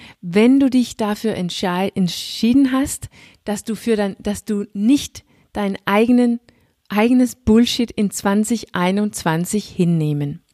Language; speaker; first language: German; non-native, fluent; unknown